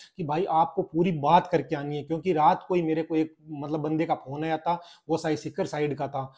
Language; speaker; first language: Hindi; native; Hindi